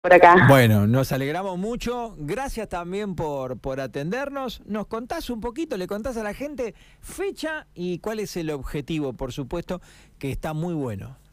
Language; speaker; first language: Spanish; native; Spanish